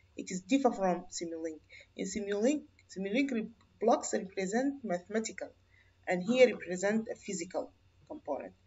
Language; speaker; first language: English; non-native, fluent; Arabic